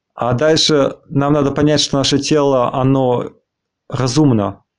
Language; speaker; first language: Russian; non-native, fluent; Spanish